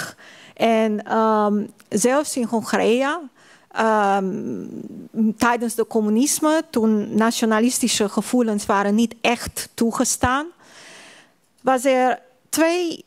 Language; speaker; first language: Dutch; non-native, fluent; Hungarian